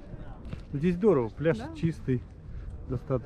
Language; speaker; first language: Russian; native; Russian